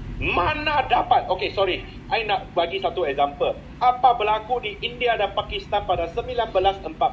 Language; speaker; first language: Malay; non-native, local second language; Chinese